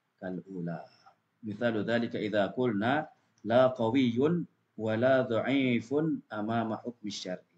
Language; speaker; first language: Arabic; non-native, fluent; Indonesian